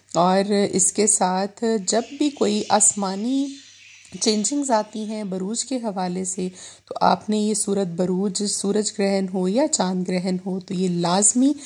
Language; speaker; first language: Urdu; native; Urdu